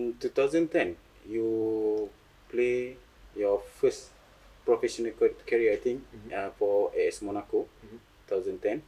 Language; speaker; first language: English; non-native, local second language; Malay